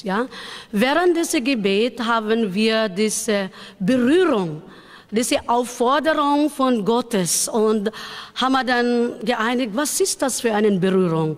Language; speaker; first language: German; non-native, learner; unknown